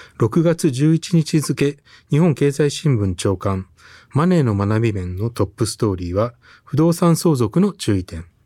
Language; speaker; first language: Japanese; native; Japanese